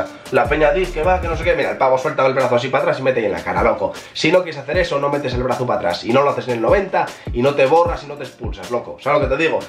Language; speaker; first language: Spanish; native; Spanish